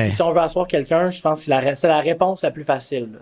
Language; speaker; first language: French; native; French